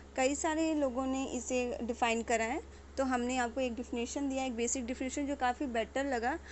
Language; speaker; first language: Hindi; native; Hindi